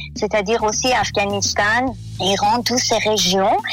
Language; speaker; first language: French; non-native, fluent; Persian